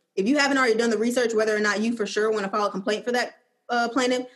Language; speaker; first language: English; native; English